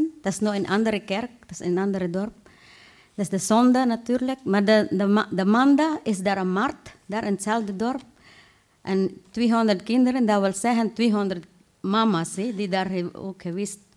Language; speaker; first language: Dutch; non-native, fluent; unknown